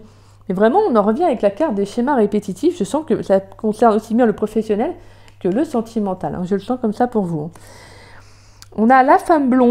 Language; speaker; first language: French; native; French